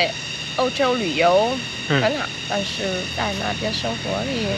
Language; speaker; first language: Chinese; non-native, learner; Vietnamese